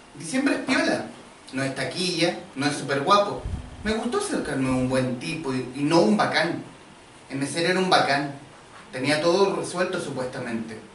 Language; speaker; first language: Spanish; native; Spanish